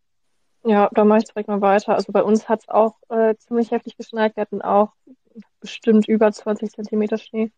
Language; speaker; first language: German; native; German